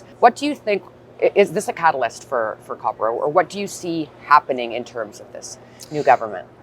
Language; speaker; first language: English; native; English